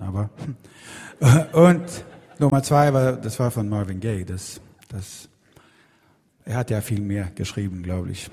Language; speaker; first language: German; non-native, learner; Swedish